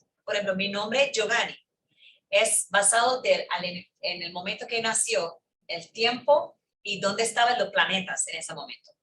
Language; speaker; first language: Spanish; early bilingual, heritage; English